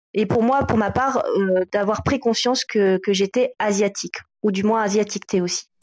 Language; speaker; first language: French; native; French